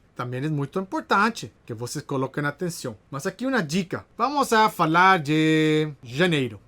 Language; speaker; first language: Portuguese; non-native, learner; Spanish